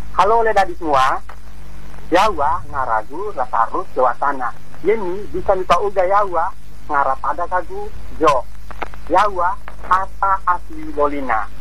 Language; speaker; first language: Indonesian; non-native, local second language; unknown